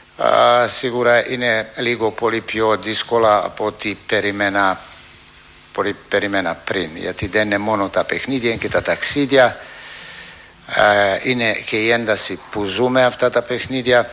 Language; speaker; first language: Greek; non-native, fluent; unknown